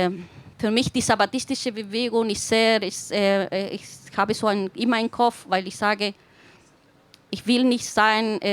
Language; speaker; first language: German; non-native, fluent; Spanish